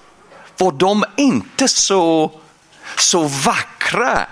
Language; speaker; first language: Swedish; non-native, fluent; English